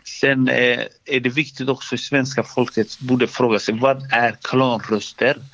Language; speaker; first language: Swedish; non-native, fluent; Somali